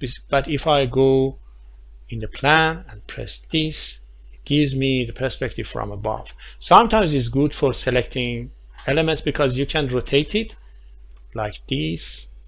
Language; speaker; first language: English; non-native, fluent; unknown